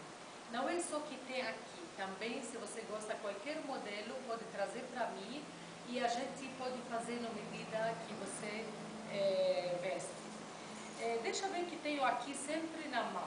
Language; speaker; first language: Portuguese; non-native, fluent; Arabic